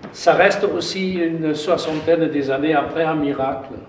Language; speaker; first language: French; non-native, fluent; German